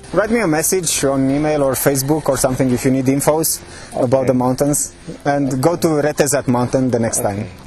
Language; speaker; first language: English; non-native, fluent; Romanian